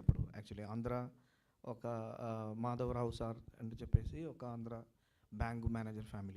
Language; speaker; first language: Telugu; non-native, local second language; Malayalam